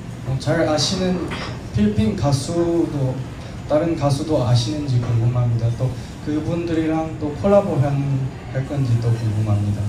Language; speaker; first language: Korean; non-native, learner; Filipino